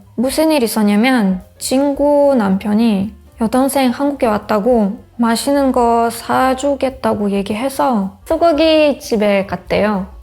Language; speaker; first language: Korean; non-native, learner; Hebrew